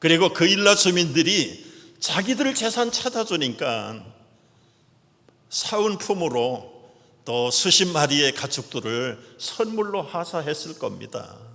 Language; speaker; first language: Korean; native; Korean